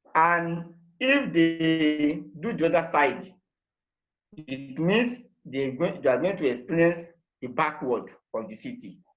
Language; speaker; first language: English; non-native, local second language; Yoruba